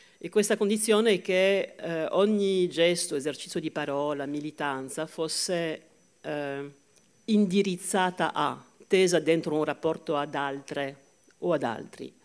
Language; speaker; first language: Italian; non-native, fluent; French